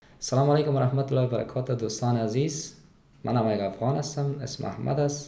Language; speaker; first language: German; non-native, learner; Persian